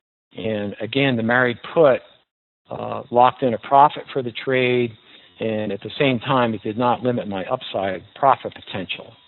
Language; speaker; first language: English; native; English